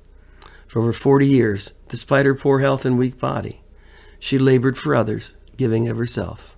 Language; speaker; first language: English; native; English